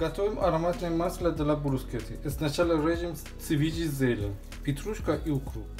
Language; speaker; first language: Russian; non-native, fluent; Persian